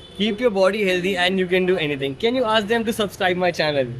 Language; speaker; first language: English; non-native, fluent; Hindi